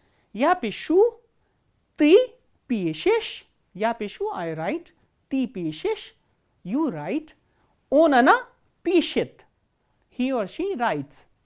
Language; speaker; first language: Russian; non-native, fluent; Hindi